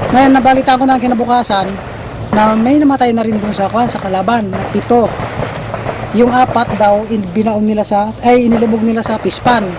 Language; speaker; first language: Filipino; non-native, local second language; Iloko